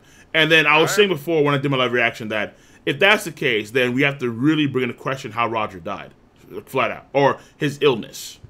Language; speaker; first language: English; native; English